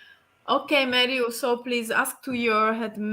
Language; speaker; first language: English; non-native, learner; Italian